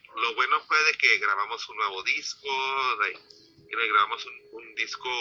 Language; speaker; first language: English; early bilingual, other home language; Spanish